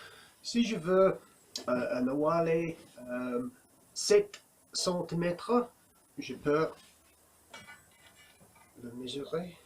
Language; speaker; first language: French; non-native, learner; English